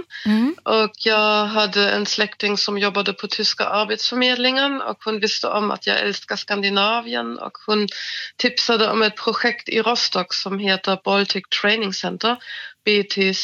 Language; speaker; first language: Swedish; non-native, fluent; German